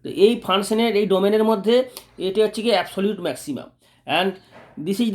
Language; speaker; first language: Hindi; non-native, local second language; Bangla